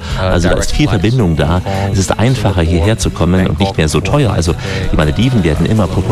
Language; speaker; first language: German; native; German